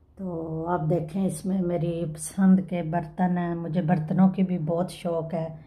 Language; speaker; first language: Urdu; native; Urdu